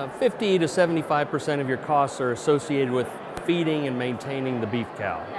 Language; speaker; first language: English; native; English